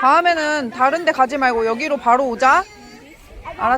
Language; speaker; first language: Korean; native; Korean